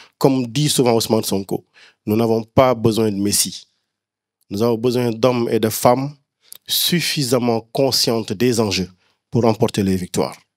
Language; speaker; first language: French; non-native, local second language; Wolof